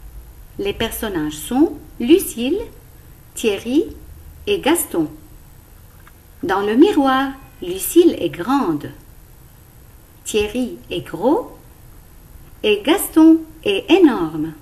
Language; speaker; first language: French; non-native, local second language; Arabic